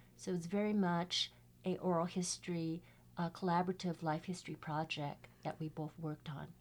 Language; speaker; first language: English; native; English